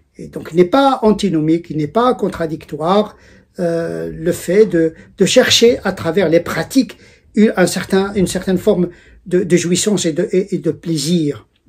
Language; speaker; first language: French; non-native, local second language; Arabic